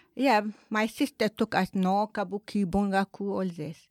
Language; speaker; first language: English; non-native, fluent; Arabic